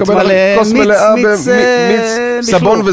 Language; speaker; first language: Hebrew; native; Hebrew